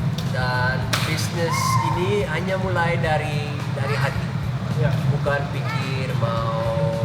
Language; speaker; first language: Indonesian; non-native, fluent; Dutch